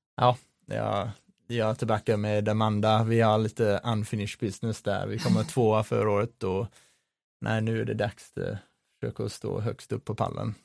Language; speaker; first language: Swedish; non-native, learner; English